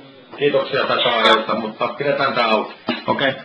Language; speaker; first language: Finnish; native; Finnish